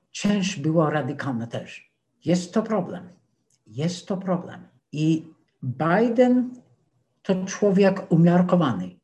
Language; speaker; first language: Polish; non-native, fluent; English